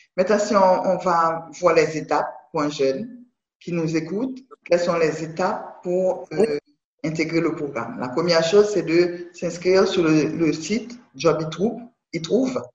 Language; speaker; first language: French; non-native, local second language; Haitian Creole